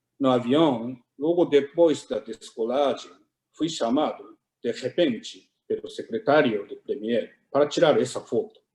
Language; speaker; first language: Portuguese; non-native, fluent; Japanese